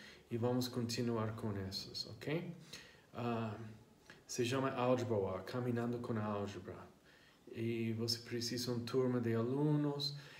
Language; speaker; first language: Portuguese; non-native, fluent; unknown